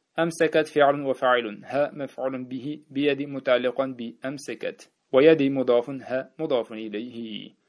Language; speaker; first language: Arabic; non-native, fluent; Uzbek